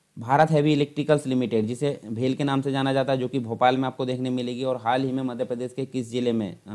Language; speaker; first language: Hindi; native; Hindi